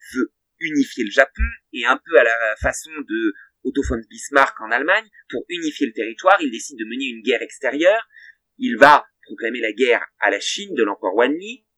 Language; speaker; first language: French; native; French